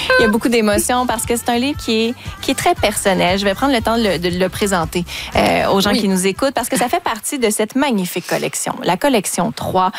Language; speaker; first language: French; native; French